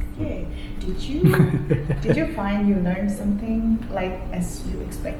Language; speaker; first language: English; non-native, fluent; Indonesian